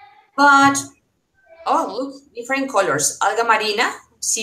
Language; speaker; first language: English; non-native, fluent; Spanish